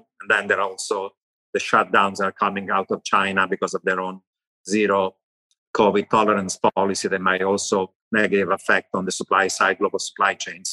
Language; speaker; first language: English; non-native, fluent; Italian